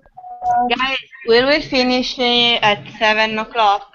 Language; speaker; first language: English; non-native, fluent; Italian